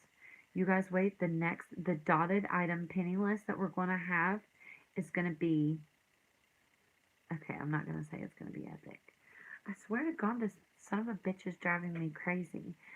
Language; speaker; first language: English; native; English